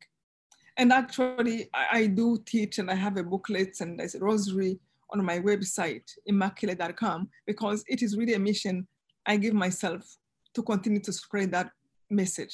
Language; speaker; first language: English; non-native, local second language; Kinyarwanda